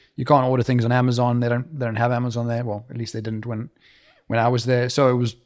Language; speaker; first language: English; native; English